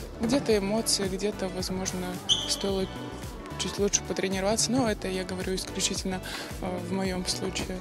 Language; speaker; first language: Russian; native; Russian